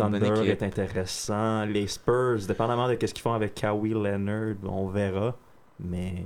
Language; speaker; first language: French; native; French